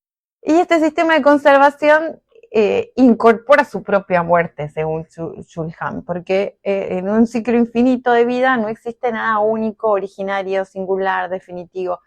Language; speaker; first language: Spanish; native; Spanish